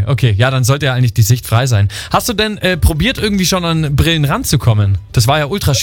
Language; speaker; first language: German; native; German